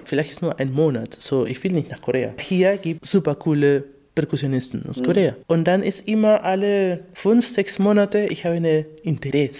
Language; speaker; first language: German; non-native, fluent; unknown